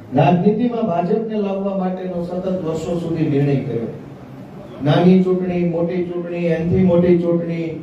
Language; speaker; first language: Gujarati; native; Gujarati